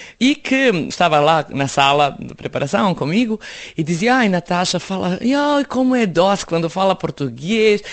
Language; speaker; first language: Portuguese; non-native, fluent; Serbian